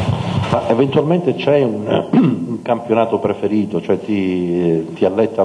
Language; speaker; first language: Italian; native; Italian